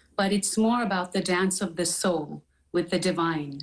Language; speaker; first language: English; native; English